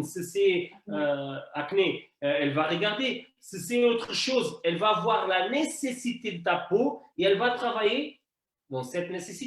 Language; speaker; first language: French; non-native, fluent; Portuguese